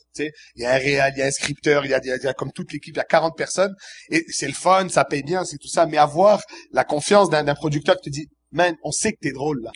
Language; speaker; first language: French; early bilingual, other home language; Arabic